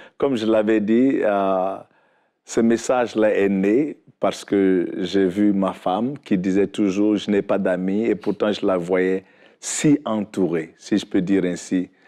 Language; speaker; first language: French; non-native, local second language; Fula